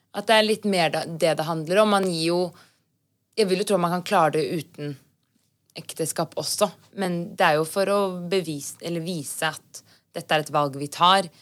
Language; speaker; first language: Norwegian; native; Norwegian